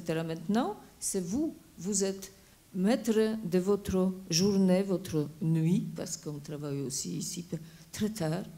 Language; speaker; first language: French; non-native, fluent; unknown